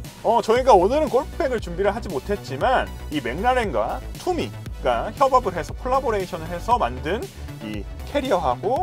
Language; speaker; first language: Korean; native; Korean